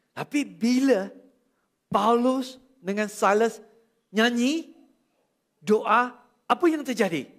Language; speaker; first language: Malay; non-native, local second language; Chinese